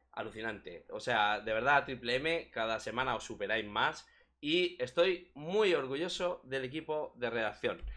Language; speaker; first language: Spanish; native; Spanish